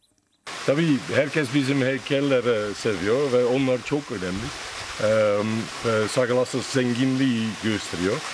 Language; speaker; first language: Turkish; non-native, fluent; Dutch